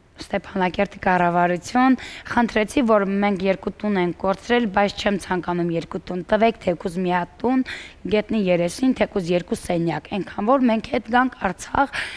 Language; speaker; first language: Armenian; native; Armenian